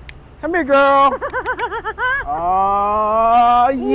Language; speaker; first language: English; native; English